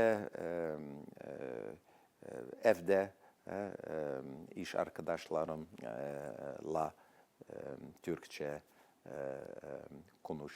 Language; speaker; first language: Turkish; non-native, learner; Dutch